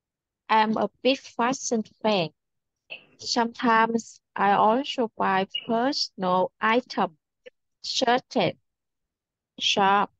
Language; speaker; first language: English; non-native, learner; Vietnamese